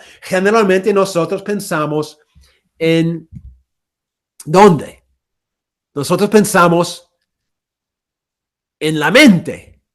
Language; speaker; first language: Spanish; non-native, fluent; English